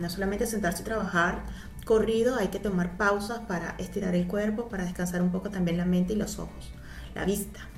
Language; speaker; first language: Spanish; native; Spanish